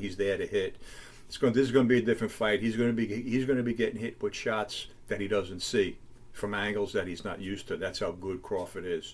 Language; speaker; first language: English; native; English